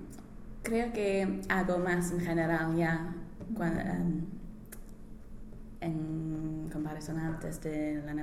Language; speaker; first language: Spanish; non-native, learner; English